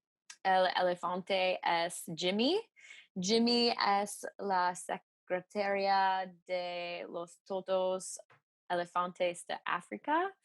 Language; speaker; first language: Spanish; non-native, learner; English